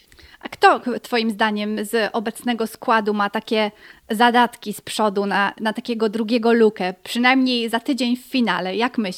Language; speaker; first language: Polish; native; Polish